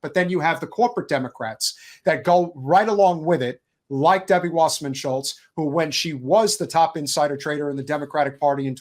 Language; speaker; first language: English; native; English